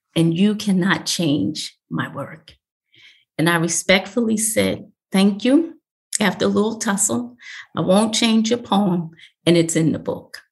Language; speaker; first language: English; native; English